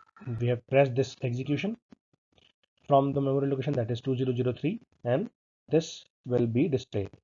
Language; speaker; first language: English; non-native, local second language; Hindi